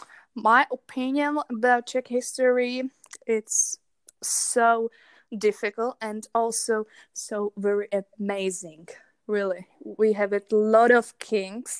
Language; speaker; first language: English; non-native, learner; Czech